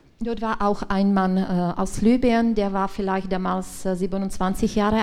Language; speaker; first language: German; non-native, learner; Czech